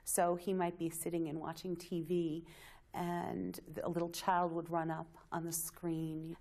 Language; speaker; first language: English; native; English